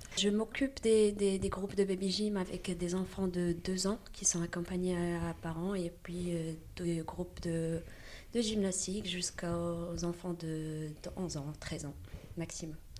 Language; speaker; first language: French; non-native, local second language; Arabic